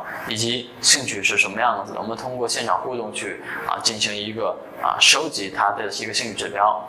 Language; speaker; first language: Chinese; native; Chinese